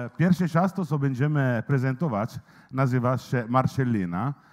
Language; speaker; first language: Polish; non-native, learner; Italian